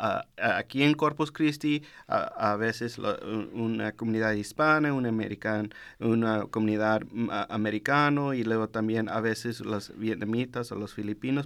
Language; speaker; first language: Spanish; early bilingual, heritage; Spanish